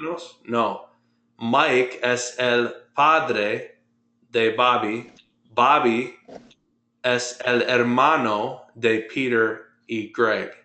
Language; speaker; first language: Spanish; non-native, fluent; English